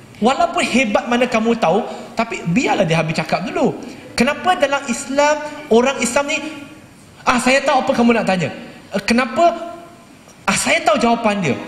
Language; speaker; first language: Malay; native; Malay